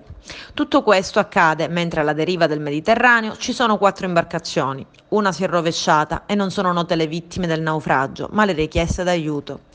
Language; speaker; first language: Italian; native; Italian